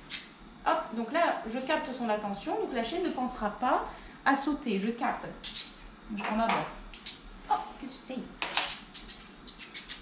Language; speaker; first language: French; native; French